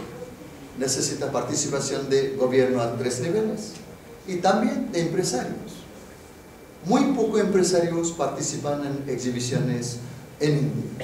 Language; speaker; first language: Spanish; non-native, fluent; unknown